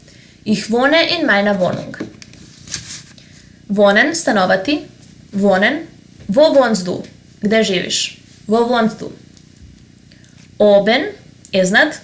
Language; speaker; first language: German; non-native, fluent; Serbian